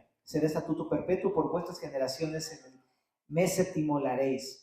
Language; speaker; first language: Spanish; native; Spanish